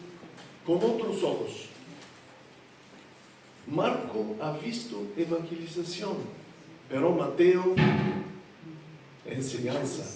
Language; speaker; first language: Spanish; non-native, fluent; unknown